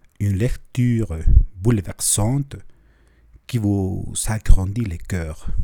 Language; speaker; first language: French; non-native, fluent; Spanish